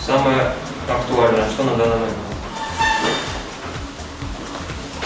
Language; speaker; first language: Russian; native; Russian